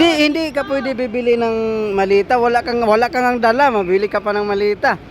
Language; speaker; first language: Filipino; non-native, local second language; Cebuano